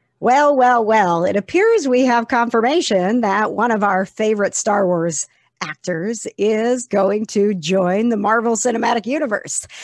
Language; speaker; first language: English; native; English